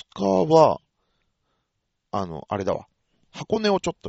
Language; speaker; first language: Japanese; native; Japanese